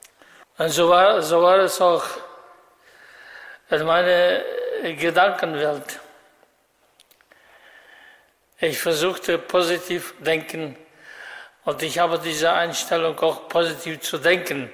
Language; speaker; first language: German; non-native, fluent; Russian